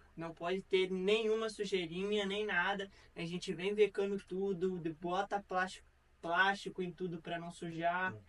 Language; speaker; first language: Portuguese; native; Portuguese